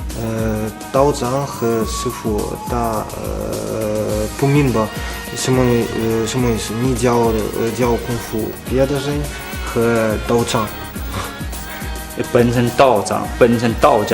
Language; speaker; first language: Chinese; non-native, learner; Ukrainian